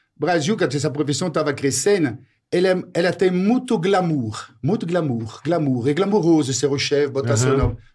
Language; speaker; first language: Portuguese; non-native, fluent; French